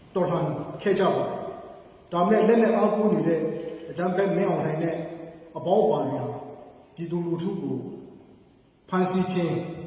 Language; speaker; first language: Burmese; non-native, local second language; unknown